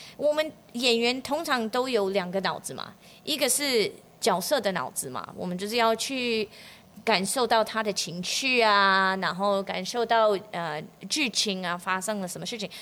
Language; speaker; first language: Chinese; non-native, fluent; English